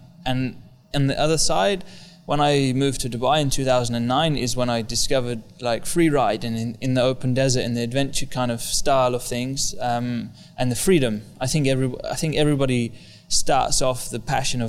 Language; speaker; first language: English; native; English